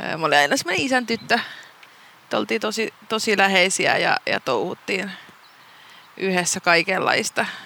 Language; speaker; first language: Finnish; non-native, local second language; Swedish